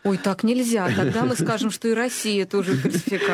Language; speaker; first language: Russian; native; Russian